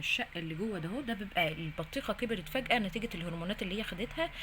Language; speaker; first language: Arabic; native; Arabic